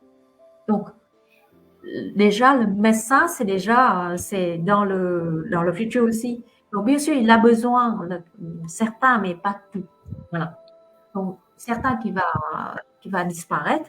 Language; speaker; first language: French; non-native, fluent; Vietnamese